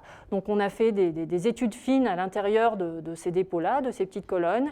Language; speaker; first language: French; native; French